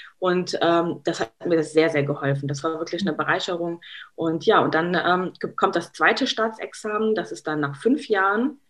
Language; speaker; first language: German; early bilingual, other home language; Arabic